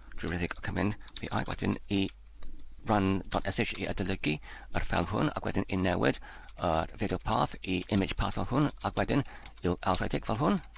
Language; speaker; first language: Welsh; non-native, learner; Polish